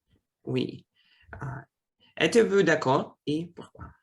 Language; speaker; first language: French; non-native, fluent; Russian